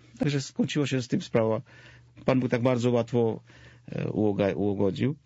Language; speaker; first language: Polish; non-native, fluent; Georgian